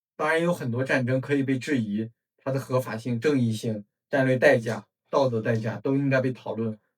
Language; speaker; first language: Chinese; non-native, fluent; English